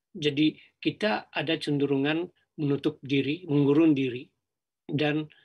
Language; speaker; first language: Indonesian; non-native, fluent; Japanese